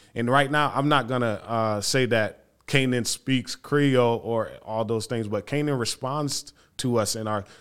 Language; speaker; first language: English; early bilingual, other home language; Haitian Creole